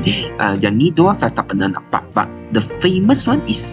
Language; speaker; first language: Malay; non-native, local second language; Chinese